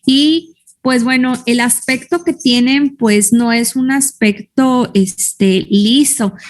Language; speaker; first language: Spanish; native; Spanish